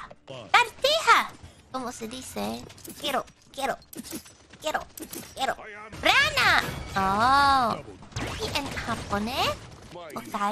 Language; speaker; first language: Spanish; non-native, learner; English